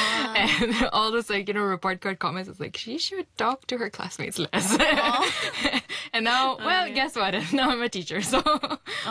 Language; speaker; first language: English; non-native, local second language; Bangla